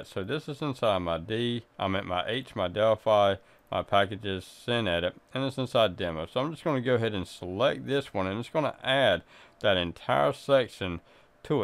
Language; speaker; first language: English; native; English